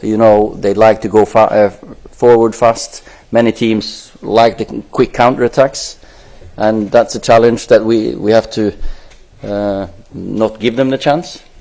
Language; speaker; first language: English; non-native, fluent; Norwegian